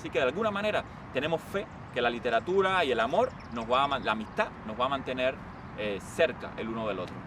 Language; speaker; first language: Spanish; native; Spanish